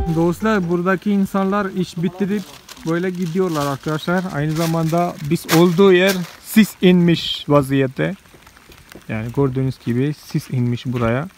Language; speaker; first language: Turkish; non-native, fluent; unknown